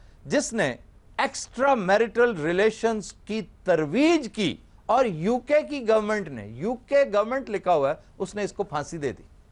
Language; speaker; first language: Urdu; native; Urdu